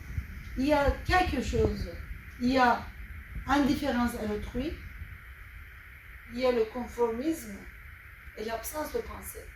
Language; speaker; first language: French; non-native, fluent; Turkish